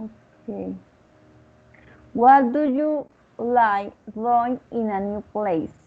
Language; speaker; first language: English; non-native, learner; Spanish